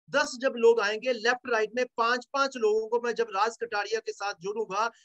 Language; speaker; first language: Hindi; native; Hindi